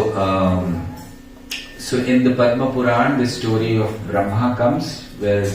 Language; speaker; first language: English; non-native, local second language; Hindi